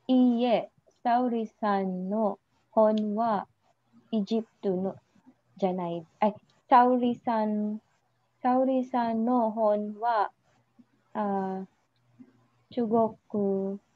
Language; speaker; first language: Japanese; non-native, learner; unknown